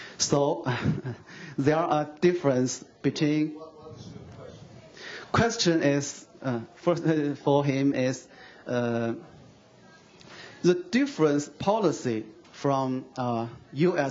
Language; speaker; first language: English; non-native, fluent; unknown